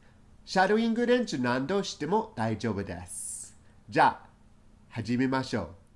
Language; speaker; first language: Japanese; non-native, fluent; English